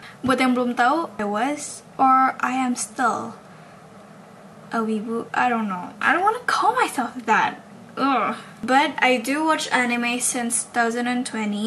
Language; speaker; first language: English; non-native, fluent; Indonesian